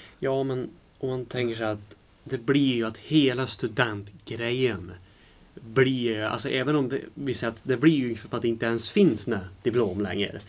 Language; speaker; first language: Swedish; native; Swedish